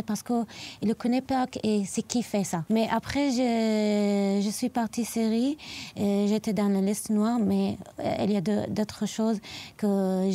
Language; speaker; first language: French; non-native, learner; Arabic